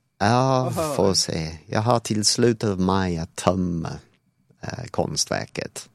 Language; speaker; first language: Swedish; non-native, fluent; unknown